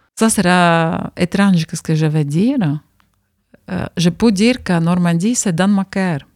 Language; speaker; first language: French; non-native, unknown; Latvian